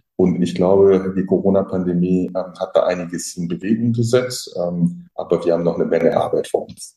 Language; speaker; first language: German; early bilingual, other home language; French